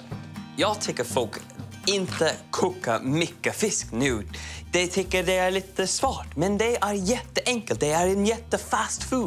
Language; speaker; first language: Swedish; non-native, learner; English